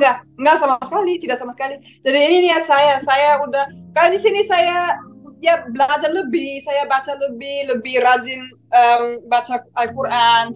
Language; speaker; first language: Indonesian; non-native, fluent; German